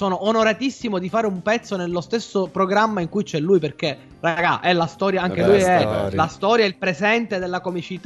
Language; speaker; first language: Italian; native; Italian